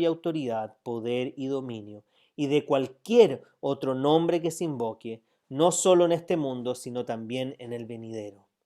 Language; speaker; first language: Spanish; native; Spanish